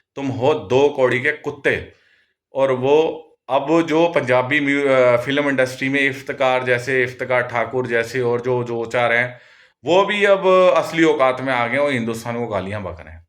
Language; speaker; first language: Hindi; non-native, local second language; Punjabi